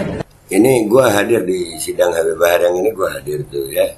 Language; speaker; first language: Indonesian; native; Indonesian